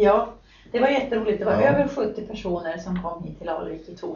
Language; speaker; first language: Swedish; native; Swedish